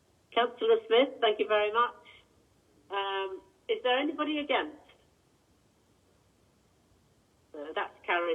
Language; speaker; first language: English; native; English